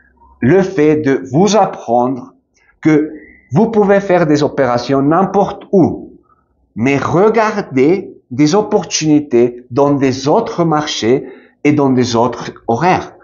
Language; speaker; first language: French; non-native, fluent; Spanish